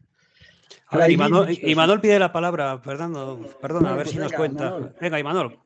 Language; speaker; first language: Spanish; native; Spanish